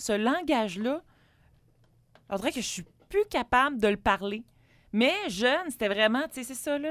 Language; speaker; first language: French; native; French